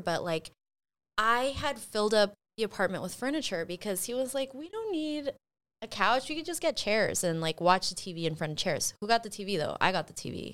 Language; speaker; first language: English; early bilingual, other home language; Spanish